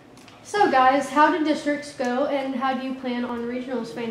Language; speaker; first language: English; native; English